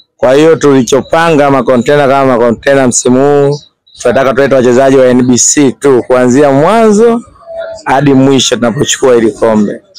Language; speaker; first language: Swahili; native; Swahili